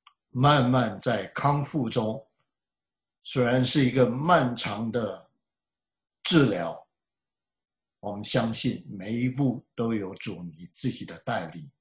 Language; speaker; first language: Chinese; native; Chinese